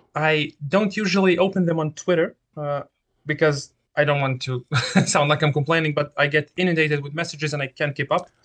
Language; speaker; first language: English; non-native, fluent; Serbian